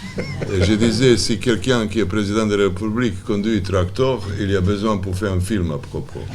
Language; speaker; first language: French; non-native, learner; Serbian